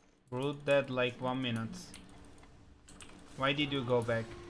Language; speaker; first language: English; non-native, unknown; Turkish